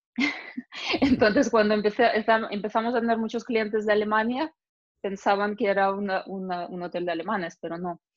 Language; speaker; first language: Spanish; non-native, fluent; Russian